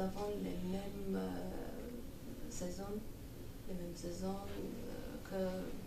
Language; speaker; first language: French; non-native, fluent; Armenian